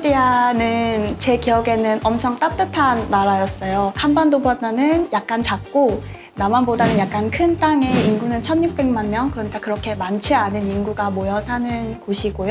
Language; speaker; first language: Korean; native; Korean